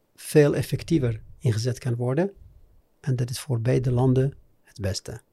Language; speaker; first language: Dutch; non-native, fluent; Arabic